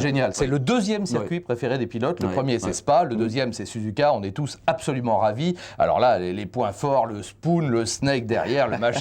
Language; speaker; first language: French; native; French